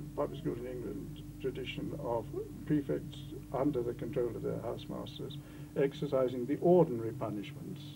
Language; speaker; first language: English; native; English